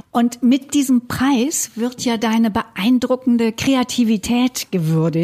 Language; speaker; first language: German; native; German